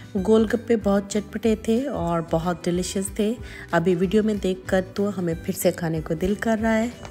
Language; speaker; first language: Urdu; native; Urdu